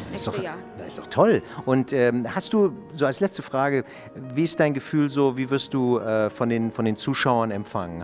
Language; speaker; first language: German; native; German